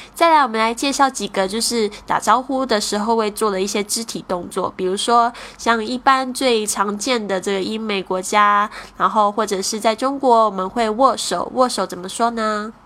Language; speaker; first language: Chinese; native; Chinese